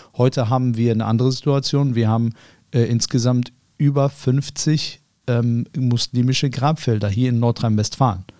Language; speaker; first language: German; early bilingual, other home language; Arabic